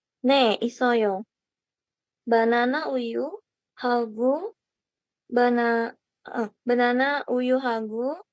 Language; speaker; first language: Korean; non-native, learner; Indonesian